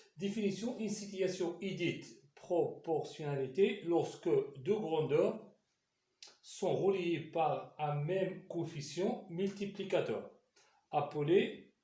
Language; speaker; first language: French; non-native, local second language; Arabic